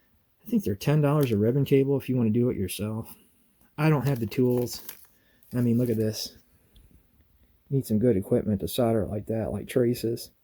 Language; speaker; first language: English; native; English